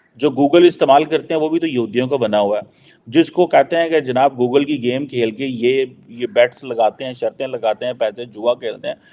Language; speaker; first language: Urdu; non-native, local second language; Punjabi